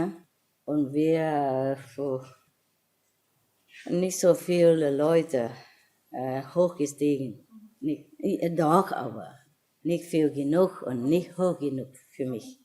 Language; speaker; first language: German; non-native, fluent; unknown